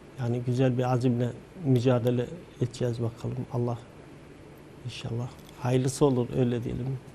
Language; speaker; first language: Turkish; native; Turkish